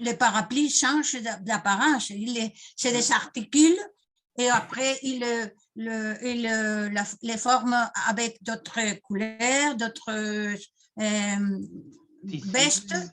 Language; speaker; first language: French; non-native, fluent; Spanish